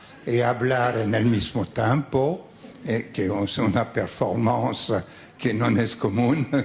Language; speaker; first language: Spanish; non-native, fluent; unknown